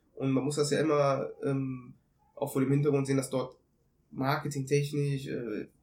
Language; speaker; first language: German; native; German